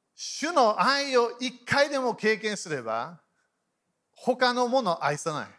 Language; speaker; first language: Japanese; native; Japanese